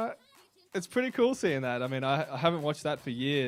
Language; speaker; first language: English; native; English